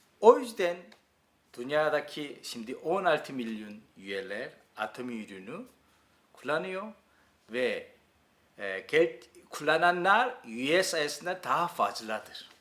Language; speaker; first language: Turkish; non-native, learner; Korean